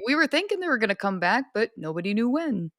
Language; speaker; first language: English; native; English